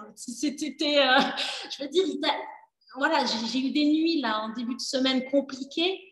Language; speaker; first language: French; native; French